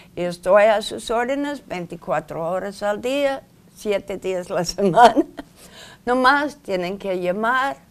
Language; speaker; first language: Spanish; non-native, fluent; English